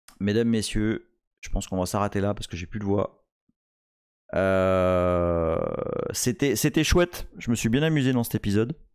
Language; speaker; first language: French; native; French